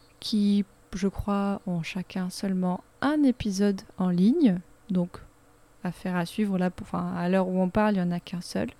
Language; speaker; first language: French; native; French